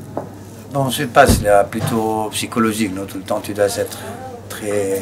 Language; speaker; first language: French; non-native, learner; Spanish